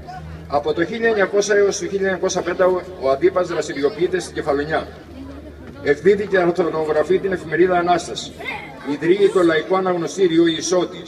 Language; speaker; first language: Greek; native; Greek